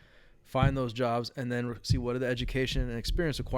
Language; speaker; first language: English; native; English